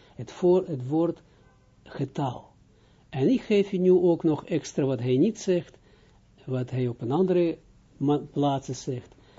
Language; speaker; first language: Dutch; non-native, fluent; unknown